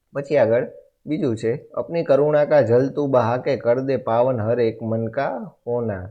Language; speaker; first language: Hindi; non-native, local second language; Gujarati